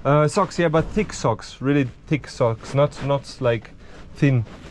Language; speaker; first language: English; non-native, fluent; German